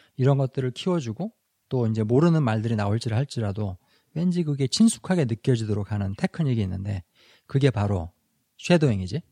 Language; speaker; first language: Korean; native; Korean